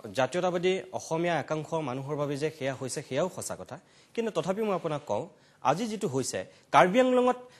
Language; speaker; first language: Assamese; native; Assamese